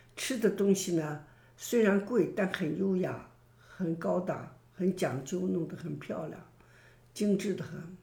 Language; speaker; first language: Chinese; native; Chinese